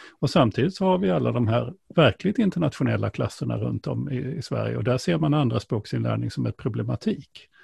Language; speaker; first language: Swedish; native; Swedish